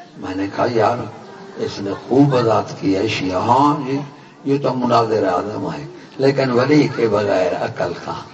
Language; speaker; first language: Urdu; non-native, local second language; Punjabi